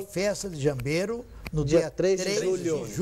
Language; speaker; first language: Portuguese; native; Portuguese